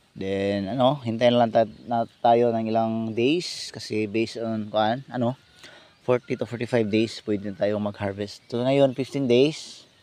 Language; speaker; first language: Filipino; non-native, local second language; Cebuano